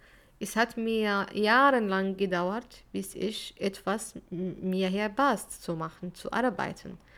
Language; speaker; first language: German; non-native, fluent; Arabic